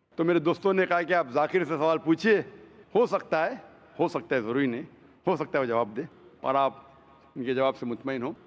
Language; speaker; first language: Hindi; non-native, local second language; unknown